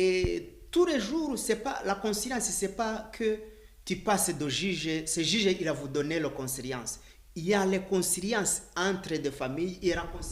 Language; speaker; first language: French; non-native, learner; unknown